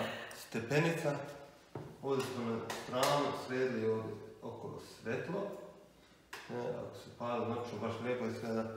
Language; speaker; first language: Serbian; early bilingual, heritage; Serbian